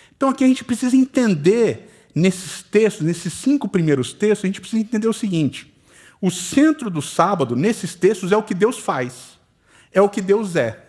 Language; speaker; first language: Portuguese; native; Portuguese